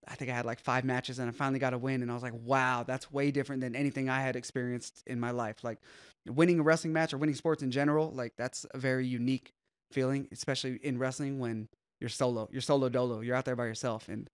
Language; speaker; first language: English; native; English